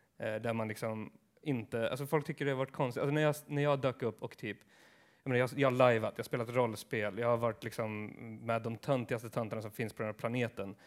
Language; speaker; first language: Swedish; early bilingual, other home language; Kurdish